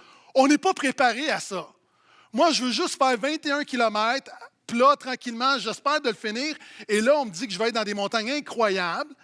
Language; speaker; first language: French; native; French